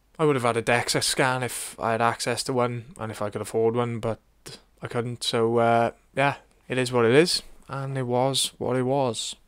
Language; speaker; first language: English; native; English